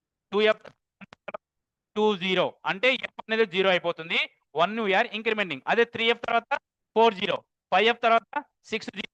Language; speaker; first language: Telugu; native; Telugu